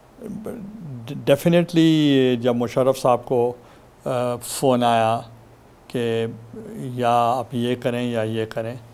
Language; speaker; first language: Urdu; non-native, local second language; Saraiki